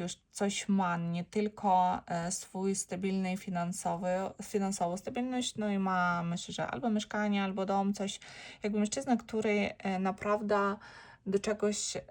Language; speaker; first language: Polish; non-native, learner; Ukrainian